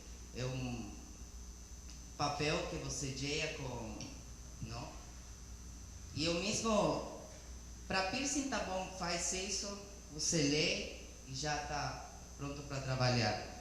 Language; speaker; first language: Portuguese; non-native, learner; Spanish